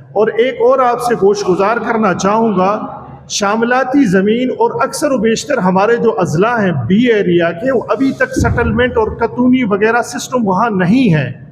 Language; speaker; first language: Urdu; non-native, local second language; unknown